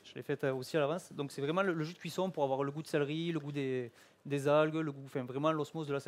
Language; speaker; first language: French; native; French